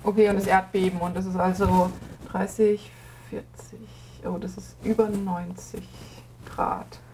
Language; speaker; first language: German; native; German